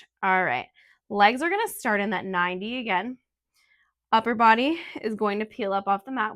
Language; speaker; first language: English; native; English